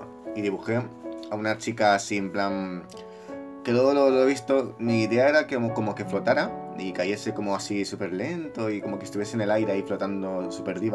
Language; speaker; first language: Spanish; native; Spanish